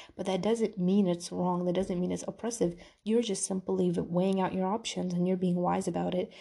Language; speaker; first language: English; early bilingual, other home language; Urdu